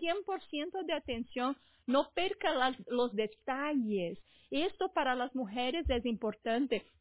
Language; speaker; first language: Spanish; non-native, fluent; Portuguese